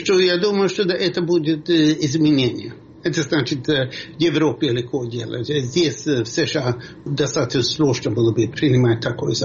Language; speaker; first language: Russian; non-native, fluent; Swedish